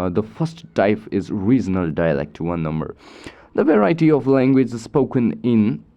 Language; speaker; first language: English; non-native, local second language; Nepali